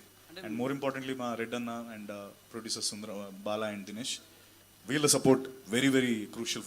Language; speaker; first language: Telugu; native; Telugu